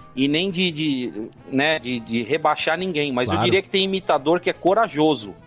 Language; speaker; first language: Portuguese; native; Portuguese